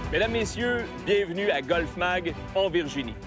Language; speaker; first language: French; native; French